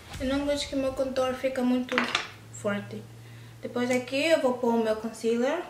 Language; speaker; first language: Portuguese; early bilingual, heritage; English